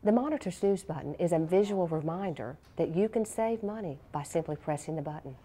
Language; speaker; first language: English; native; English